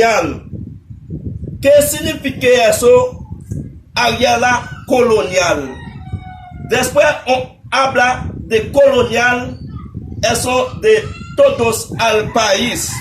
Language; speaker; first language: Spanish; non-native, learner; Haitian Creole